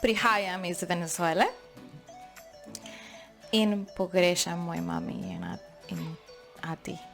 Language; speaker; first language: Slovenian; non-native, learner; Spanish